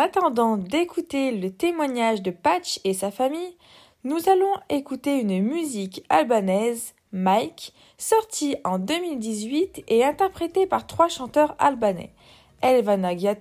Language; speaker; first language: French; native; French